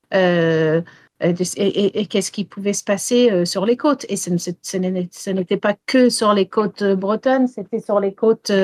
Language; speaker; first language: French; early bilingual, heritage; French